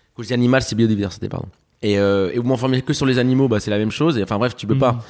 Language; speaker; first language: French; early bilingual, other home language; Spanish